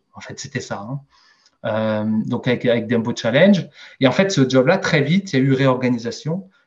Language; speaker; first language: French; native; French